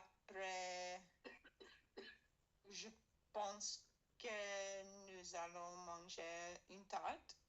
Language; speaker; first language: French; non-native, learner; English